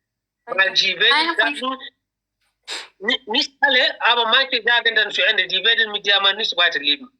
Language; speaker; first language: German; non-native, learner; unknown